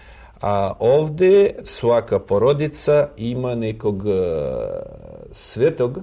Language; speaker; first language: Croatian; non-native, fluent; Russian